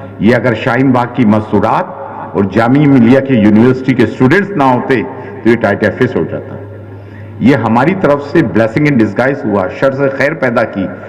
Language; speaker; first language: Urdu; native; Urdu